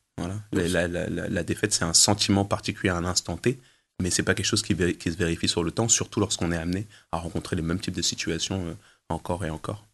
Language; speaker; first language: French; early bilingual, other home language; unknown